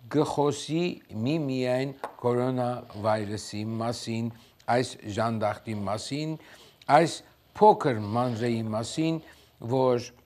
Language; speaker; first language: Armenian; native; Armenian